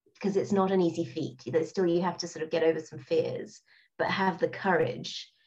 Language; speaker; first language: English; native; English